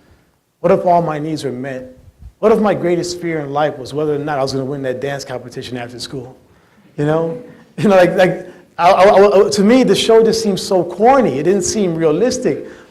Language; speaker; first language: English; native; English